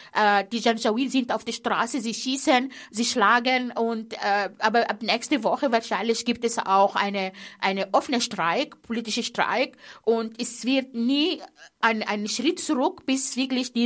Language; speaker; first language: German; non-native, fluent; Arabic